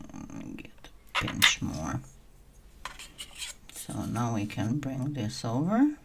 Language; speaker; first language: English; non-native, fluent; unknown